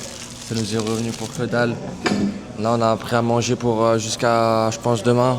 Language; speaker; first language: French; native; French